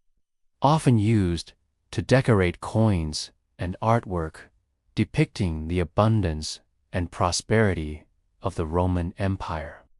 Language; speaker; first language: English; native; English